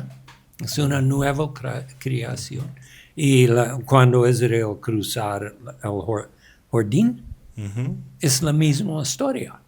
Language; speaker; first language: Spanish; non-native, learner; English